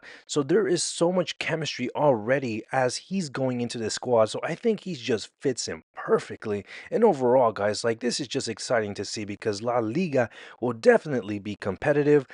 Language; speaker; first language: English; native; English